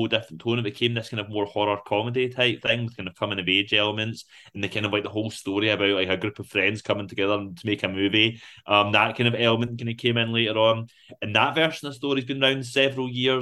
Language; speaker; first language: English; native; English